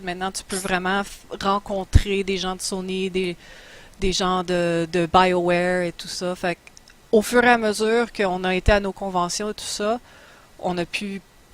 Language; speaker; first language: French; native; French